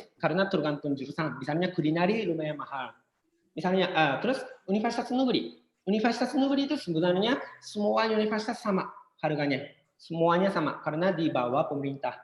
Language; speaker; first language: Indonesian; non-native, fluent; Japanese